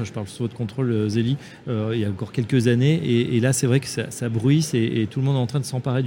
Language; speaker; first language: French; native; French